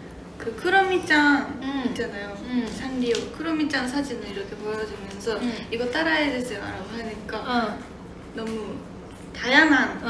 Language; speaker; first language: Korean; non-native, fluent; Japanese